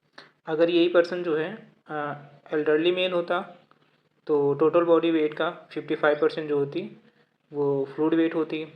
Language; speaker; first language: Hindi; native; Hindi